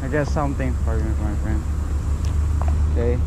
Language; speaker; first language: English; non-native, local second language; Filipino